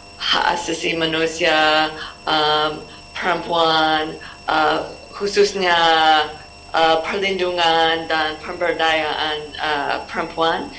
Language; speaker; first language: Indonesian; non-native, learner; English